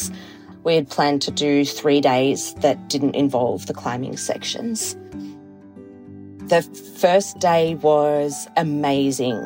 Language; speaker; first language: English; native; English